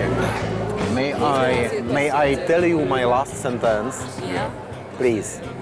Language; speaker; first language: English; non-native, learner; Czech